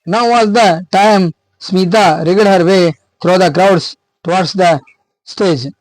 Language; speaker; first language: English; non-native, local second language; Kannada